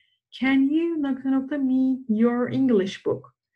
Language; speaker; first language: English; non-native, fluent; Turkish